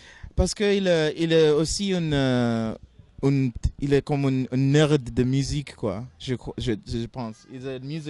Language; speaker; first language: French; non-native, learner; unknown